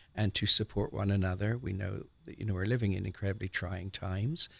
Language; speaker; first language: English; native; English